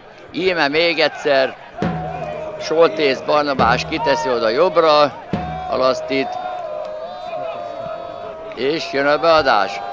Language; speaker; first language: Hungarian; native; Hungarian